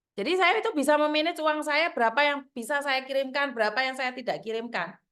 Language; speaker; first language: Indonesian; non-native, local second language; Javanese